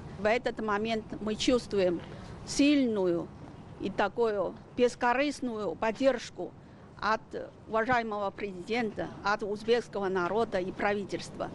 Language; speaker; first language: Russian; non-native, fluent; Chinese